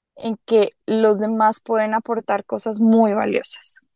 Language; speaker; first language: Spanish; native; Spanish